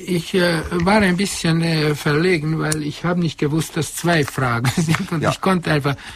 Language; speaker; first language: German; non-native, fluent; Hungarian